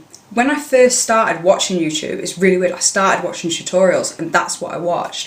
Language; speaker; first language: English; native; English